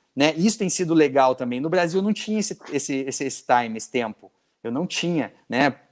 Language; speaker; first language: Portuguese; native; Portuguese